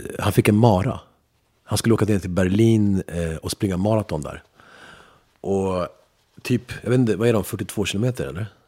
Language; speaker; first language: Swedish; early bilingual, other home language; Spanish